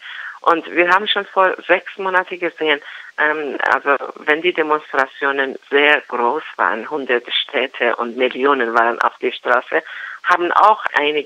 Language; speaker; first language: German; non-native, learner; Persian